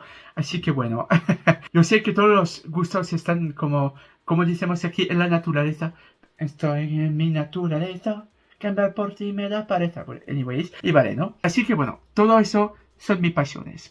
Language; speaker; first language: Spanish; non-native, fluent; French